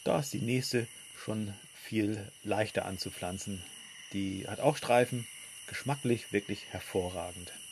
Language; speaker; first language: German; native; German